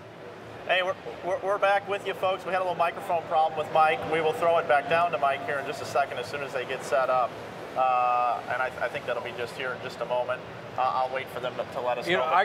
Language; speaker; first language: English; native; English